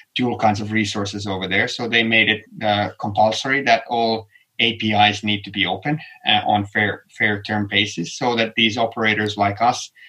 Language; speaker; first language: English; non-native, fluent; Finnish